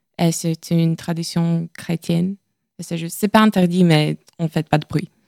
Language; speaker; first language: French; non-native, learner; Latvian